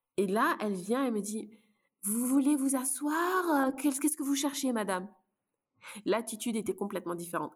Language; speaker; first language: French; native; French